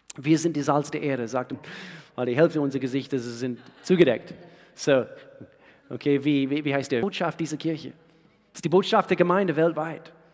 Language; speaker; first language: German; non-native, fluent; English